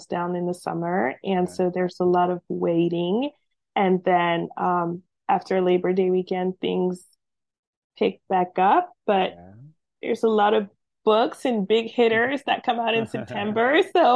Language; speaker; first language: English; non-native, fluent; French